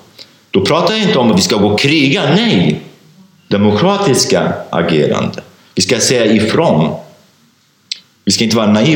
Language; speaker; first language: Swedish; non-native, fluent; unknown